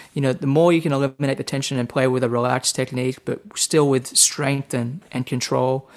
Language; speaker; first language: English; native; English